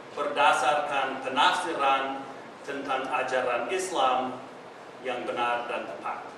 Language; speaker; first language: Indonesian; non-native, fluent; English